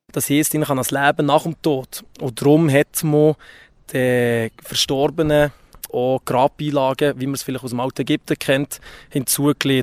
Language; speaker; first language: German; native; German